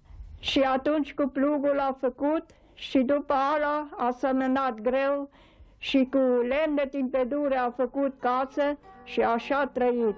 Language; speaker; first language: Romanian; non-native, local second language; German